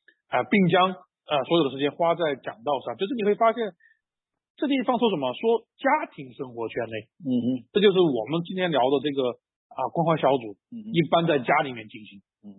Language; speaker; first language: Chinese; native; Chinese